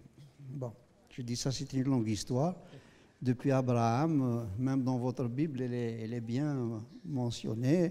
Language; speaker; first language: French; non-native, local second language; Kabyle